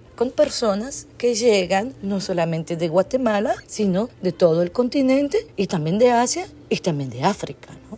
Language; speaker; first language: Spanish; non-native, fluent; French